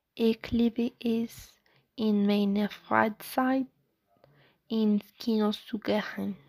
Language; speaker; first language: German; non-native, learner; Spanish